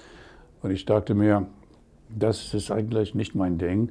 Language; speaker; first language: German; non-native, fluent; English